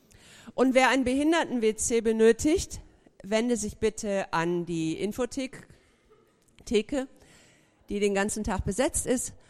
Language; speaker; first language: German; native; German